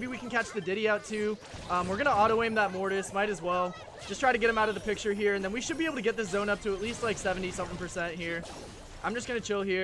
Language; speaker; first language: English; native; English